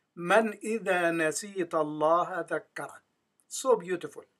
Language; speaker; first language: English; non-native, fluent; Arabic